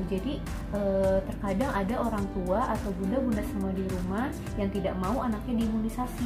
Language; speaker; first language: Indonesian; native; Indonesian